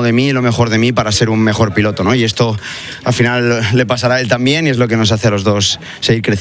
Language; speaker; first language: Spanish; native; Spanish